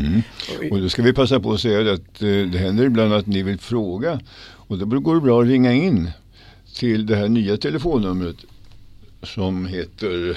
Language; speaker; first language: Swedish; native; Swedish